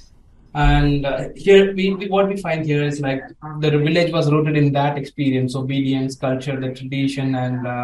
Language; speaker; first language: English; non-native, local second language; Tamil